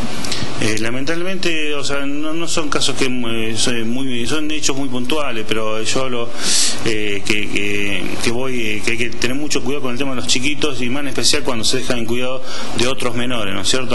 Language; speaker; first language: Spanish; native; Spanish